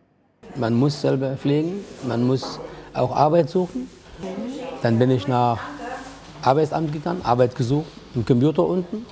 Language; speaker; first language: German; non-native, learner; Arabic